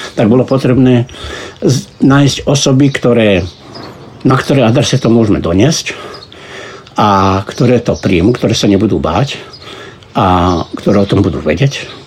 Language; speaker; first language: Slovak; early bilingual, heritage; Slovak